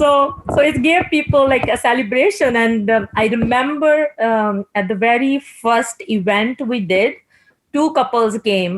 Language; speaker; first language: English; non-native, local second language; Punjabi